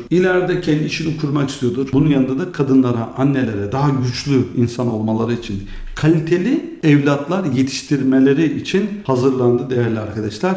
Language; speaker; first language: Turkish; early bilingual, heritage; Turkish